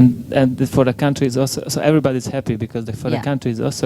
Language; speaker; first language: English; non-native, learner; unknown